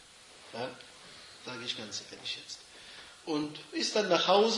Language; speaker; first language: German; non-native, fluent; Arabic